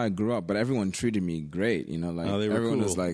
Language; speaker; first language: English; native; English